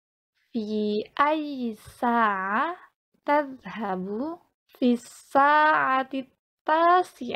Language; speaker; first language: Arabic; non-native, learner; Indonesian